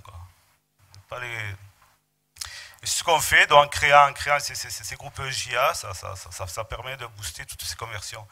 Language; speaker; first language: French; native; French